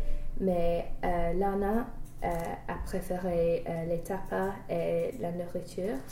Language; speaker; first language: French; non-native, learner; English